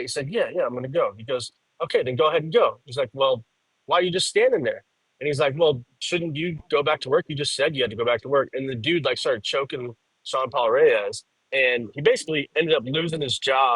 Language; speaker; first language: English; native; English